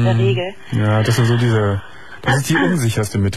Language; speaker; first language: German; native; German